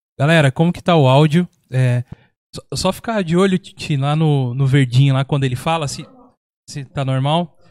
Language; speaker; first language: Portuguese; native; Portuguese